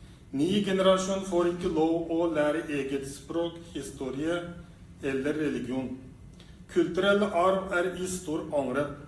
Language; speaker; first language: Norwegian; non-native, fluent; Uyghur